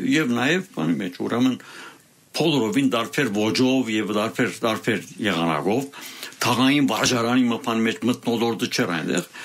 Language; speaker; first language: Armenian; native; Armenian